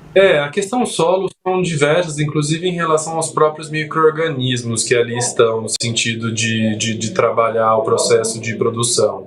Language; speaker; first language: Portuguese; native; Portuguese